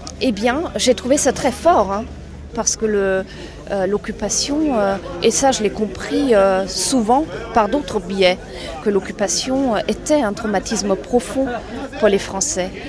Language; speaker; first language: French; non-native, fluent; German